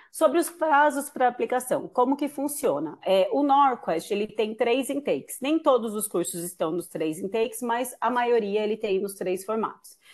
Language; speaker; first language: Portuguese; native; Portuguese